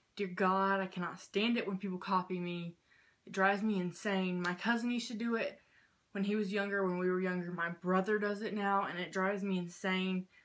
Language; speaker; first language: English; native; English